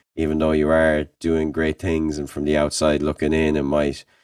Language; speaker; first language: English; native; English